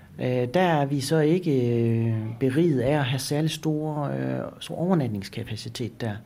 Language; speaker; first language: Danish; native; Danish